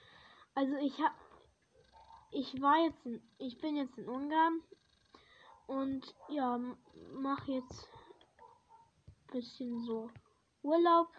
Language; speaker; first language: German; early bilingual, other home language; Hungarian